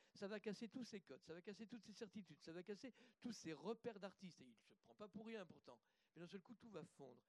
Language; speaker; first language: French; native; French